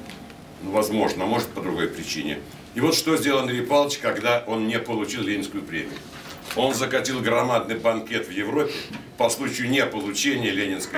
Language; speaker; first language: Russian; native; Russian